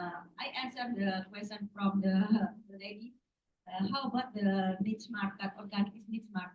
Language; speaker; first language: English; non-native, learner; Indonesian